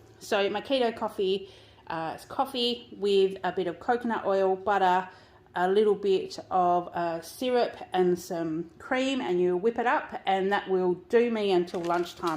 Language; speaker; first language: English; native; English